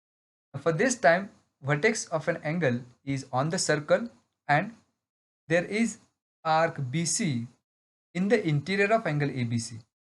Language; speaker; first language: English; non-native, local second language; Marathi